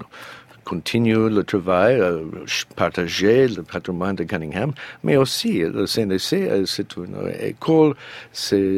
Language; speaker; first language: French; non-native, learner; English